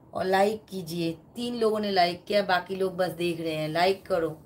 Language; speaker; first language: Hindi; non-native, local second language; Bangla